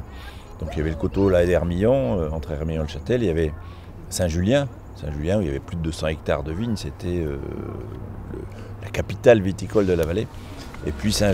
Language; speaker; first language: French; native; French